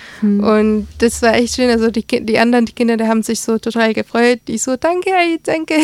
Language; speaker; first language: German; early bilingual, other home language; Arabic